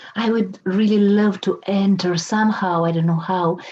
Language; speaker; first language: English; non-native, fluent; Romanian